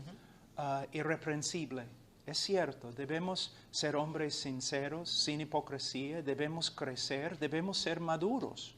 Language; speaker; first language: Spanish; non-native, fluent; English